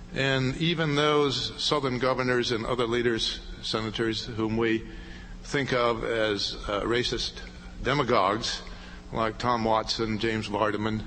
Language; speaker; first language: English; native; English